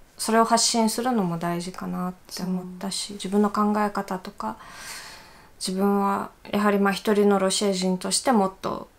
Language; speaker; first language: Japanese; non-native, fluent; Russian